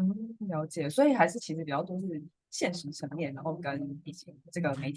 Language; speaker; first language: Chinese; native; Chinese